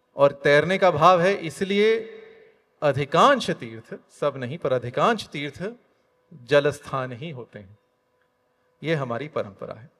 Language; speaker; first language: Hindi; native; Hindi